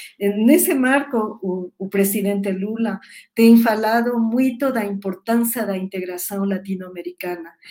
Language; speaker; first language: Spanish; native; Spanish